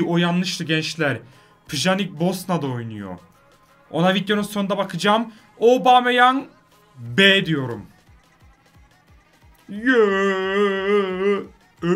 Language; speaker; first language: Turkish; native; Turkish